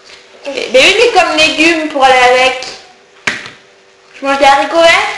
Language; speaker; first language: French; native; French